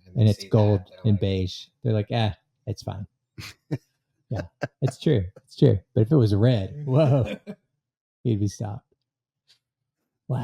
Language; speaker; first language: English; native; English